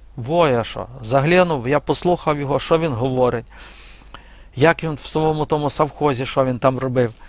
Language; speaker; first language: Ukrainian; non-native, fluent; Belarusian